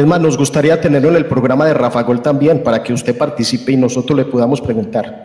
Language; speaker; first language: Spanish; native; Spanish